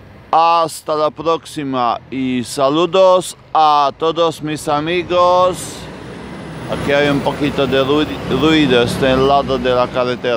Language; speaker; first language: Spanish; non-native, fluent; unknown